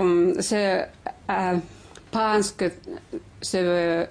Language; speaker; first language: French; non-native, learner; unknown